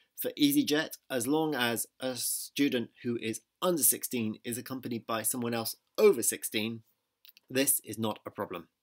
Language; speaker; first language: English; native; English